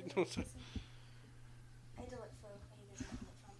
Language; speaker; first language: English; native; English